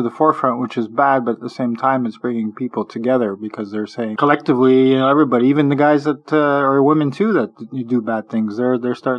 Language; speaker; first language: English; native; English